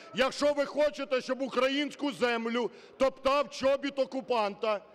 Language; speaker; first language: Ukrainian; native; Ukrainian